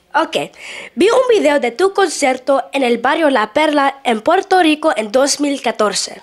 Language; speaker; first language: Spanish; early bilingual, heritage; Spanish